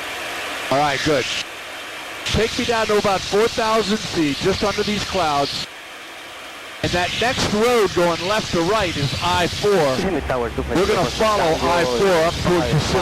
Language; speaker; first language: English; native; English